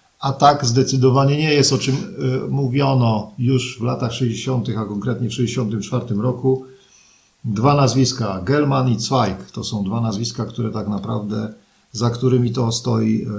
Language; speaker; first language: Polish; native; Polish